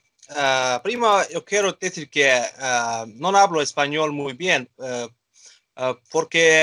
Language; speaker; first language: Spanish; non-native, learner; Azerbaijani